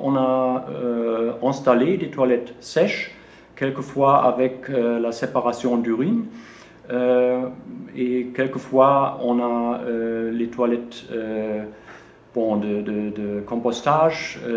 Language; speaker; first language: French; non-native, learner; German